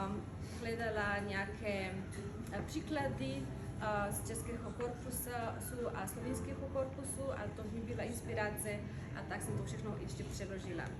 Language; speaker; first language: Czech; non-native, fluent; Slovenian